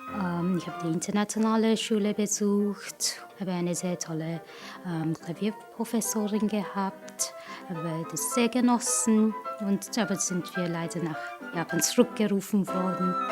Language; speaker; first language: German; non-native, fluent; Japanese